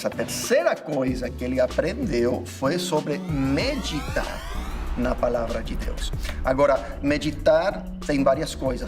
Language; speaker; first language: Portuguese; non-native, fluent; English